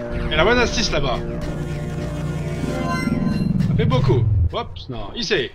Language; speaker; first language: French; native; French